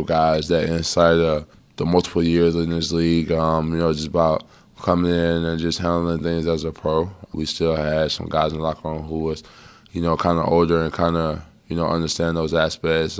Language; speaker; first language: English; native; English